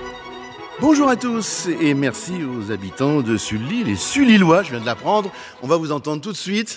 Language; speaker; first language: French; native; French